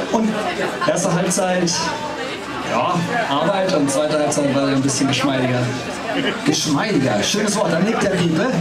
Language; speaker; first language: German; native; German